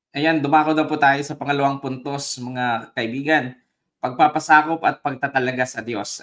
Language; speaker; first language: Filipino; native; Filipino